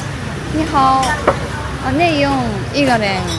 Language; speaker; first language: Chinese; non-native, learner; Japanese